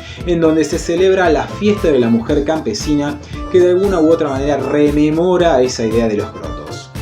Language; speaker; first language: Spanish; native; Spanish